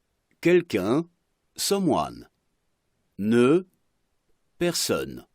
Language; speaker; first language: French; non-native, fluent; Arabic